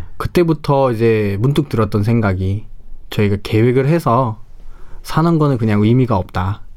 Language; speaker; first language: Korean; non-native, fluent; Nepali